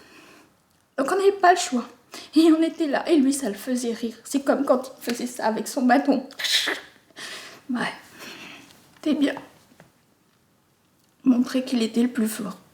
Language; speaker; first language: French; native; French